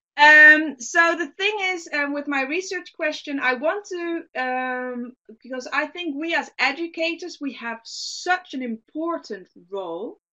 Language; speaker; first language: English; non-native, fluent; Dutch